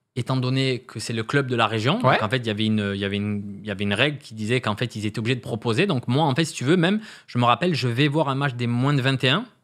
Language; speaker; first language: French; native; French